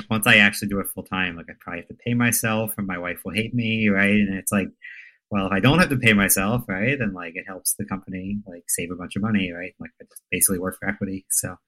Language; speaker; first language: English; native; English